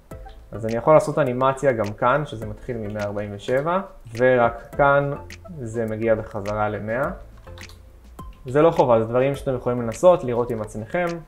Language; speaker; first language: Hebrew; native; Hebrew